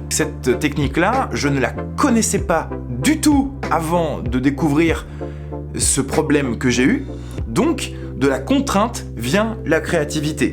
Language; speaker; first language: French; native; French